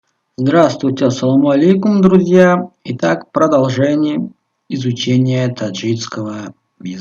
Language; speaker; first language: Russian; non-native, local second language; Tajik